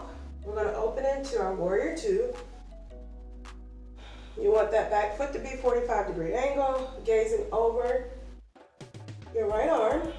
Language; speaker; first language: English; native; English